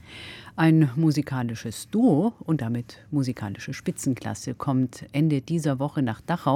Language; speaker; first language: German; native; German